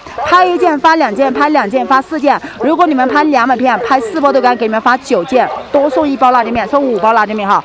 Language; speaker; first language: Chinese; native; Chinese